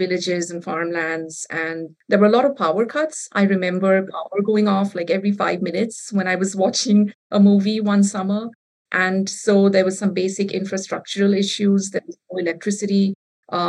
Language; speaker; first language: English; non-native, local second language; Bangla